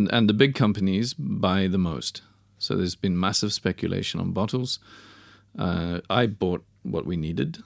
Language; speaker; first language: English; native; English